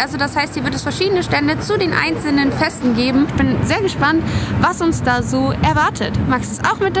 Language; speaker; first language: German; native; German